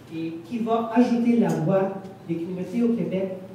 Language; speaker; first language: French; non-native, local second language; English